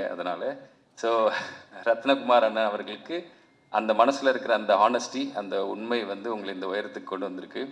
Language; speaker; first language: Tamil; native; Tamil